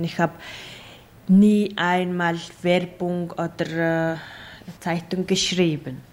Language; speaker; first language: German; non-native, learner; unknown